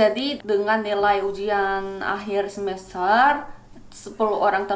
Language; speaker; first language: Indonesian; non-native, fluent; Korean